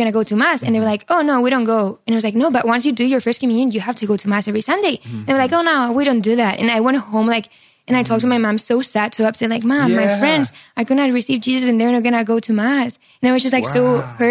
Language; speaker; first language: English; non-native, fluent; Spanish